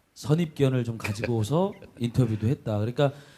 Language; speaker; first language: Korean; native; Korean